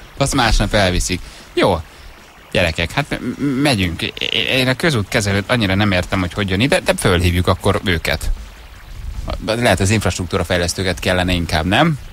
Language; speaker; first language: Hungarian; native; Hungarian